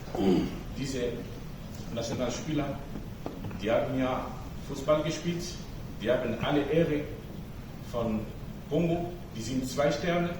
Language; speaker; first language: German; non-native, fluent; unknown